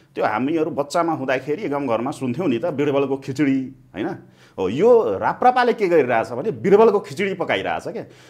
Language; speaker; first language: Nepali; non-native, local second language; Maithili